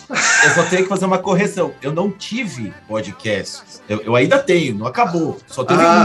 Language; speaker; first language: Portuguese; native; Portuguese